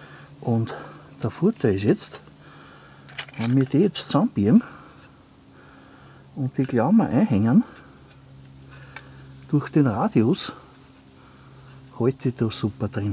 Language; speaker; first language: German; native; German